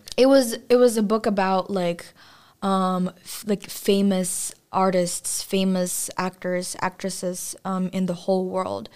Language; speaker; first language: English; non-native, fluent; Russian